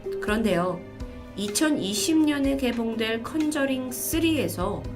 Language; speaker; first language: Korean; native; Korean